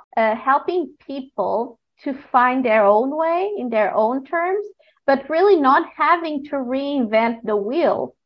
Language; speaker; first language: English; non-native, fluent; Portuguese